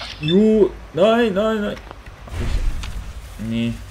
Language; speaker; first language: German; non-native, fluent; Polish